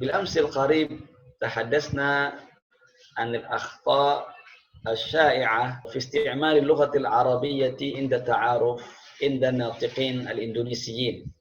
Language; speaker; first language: Arabic; non-native, fluent; Indonesian